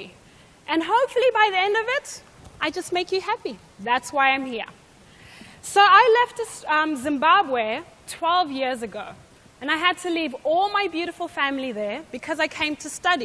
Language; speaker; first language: English; non-native, local second language; Shona